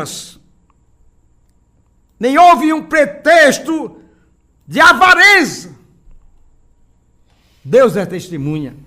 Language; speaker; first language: Portuguese; native; Portuguese